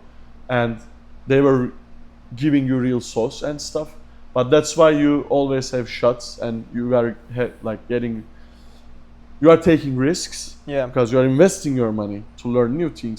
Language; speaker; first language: English; non-native, fluent; Turkish